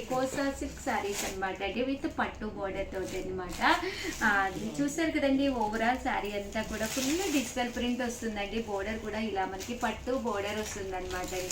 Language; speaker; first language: Telugu; native; Telugu